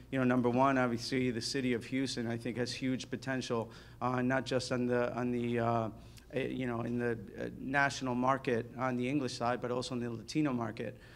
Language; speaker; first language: English; early bilingual, other home language; Spanish